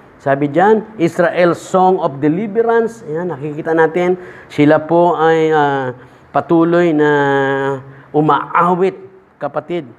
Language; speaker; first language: Filipino; native; Filipino